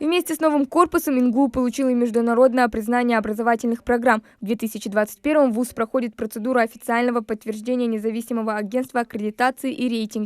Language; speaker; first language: Russian; native; Russian